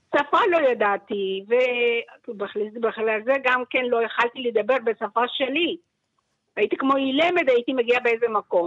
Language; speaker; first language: Hebrew; early bilingual, other home language; Persian